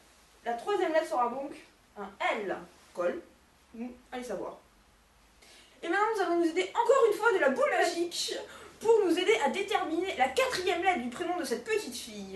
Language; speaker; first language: French; native; French